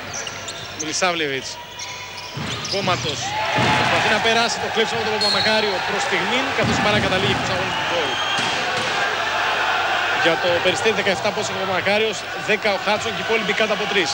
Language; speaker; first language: Greek; native; Greek